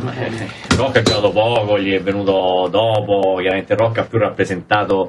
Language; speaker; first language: Italian; native; Italian